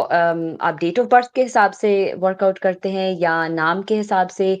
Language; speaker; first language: Urdu; early bilingual, heritage; Urdu